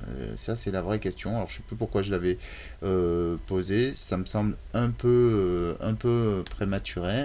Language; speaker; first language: French; native; French